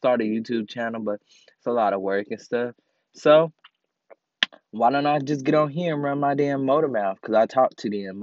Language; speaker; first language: English; native; English